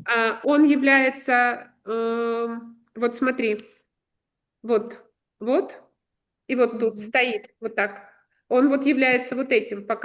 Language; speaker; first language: Russian; native; Russian